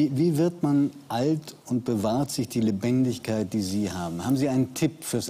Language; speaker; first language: German; native; German